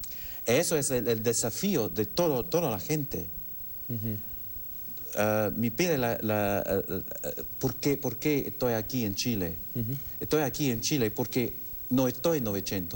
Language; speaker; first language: Spanish; non-native, fluent; English